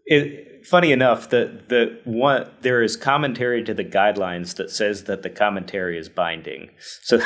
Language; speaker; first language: English; native; English